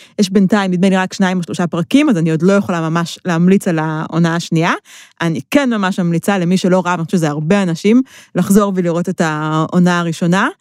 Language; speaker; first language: Hebrew; native; Hebrew